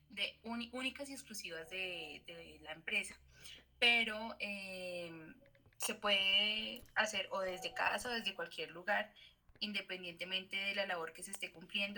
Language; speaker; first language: Spanish; native; Spanish